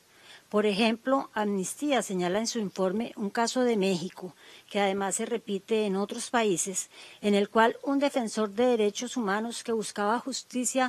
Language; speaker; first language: Spanish; native; Spanish